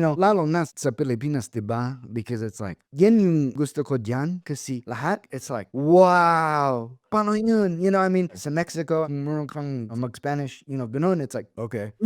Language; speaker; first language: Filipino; non-native, fluent; English